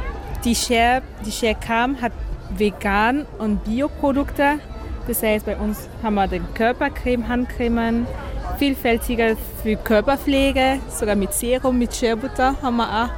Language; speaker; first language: German; non-native, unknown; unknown